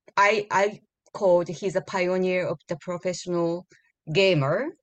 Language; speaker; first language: English; non-native, learner; Japanese